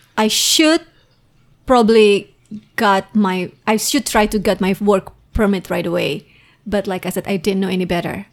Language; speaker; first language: English; non-native, fluent; Indonesian